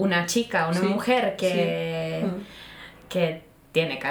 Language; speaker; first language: Spanish; non-native, fluent; Finnish